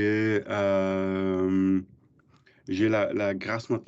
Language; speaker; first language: French; non-native, learner; English